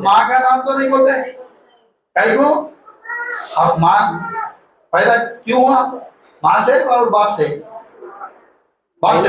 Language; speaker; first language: Hindi; non-native, local second language; Telugu